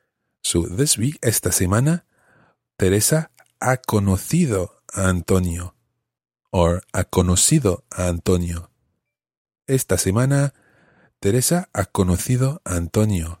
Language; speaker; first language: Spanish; non-native, fluent; English